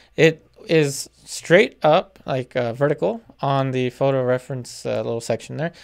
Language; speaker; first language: English; early bilingual, other home language; Spanish